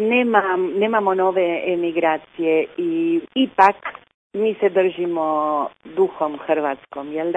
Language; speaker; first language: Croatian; early bilingual, heritage; Croatian